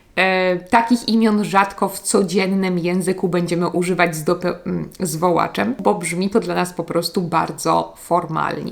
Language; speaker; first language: Polish; native; Polish